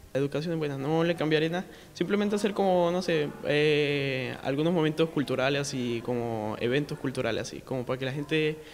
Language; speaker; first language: Spanish; native; Spanish